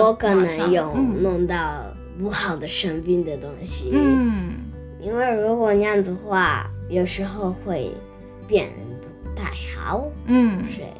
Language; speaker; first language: Chinese; early bilingual, heritage; Chinese